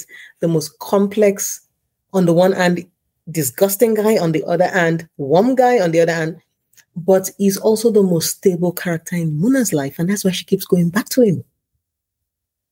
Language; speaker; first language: English; non-native, local second language; Yoruba